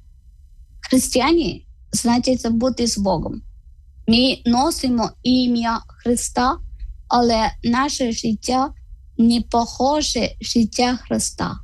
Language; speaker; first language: Ukrainian; non-native, learner; Malayalam